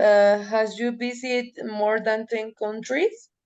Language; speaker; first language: English; non-native, learner; Spanish